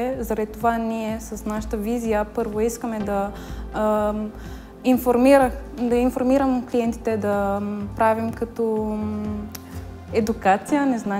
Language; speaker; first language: Bulgarian; non-native, learner; Romanian